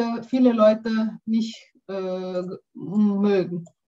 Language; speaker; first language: German; non-native, learner; Indonesian